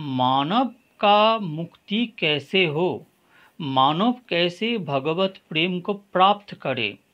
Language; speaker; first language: Hindi; non-native, local second language; Bangla